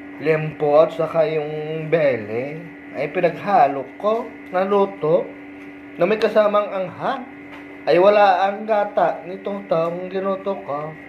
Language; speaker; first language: Filipino; non-native, local second language; Iloko